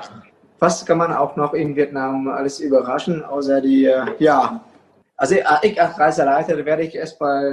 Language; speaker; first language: German; non-native, fluent; Vietnamese